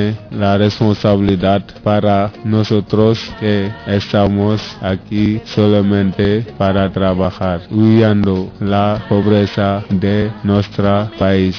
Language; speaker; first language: Spanish; non-native, learner; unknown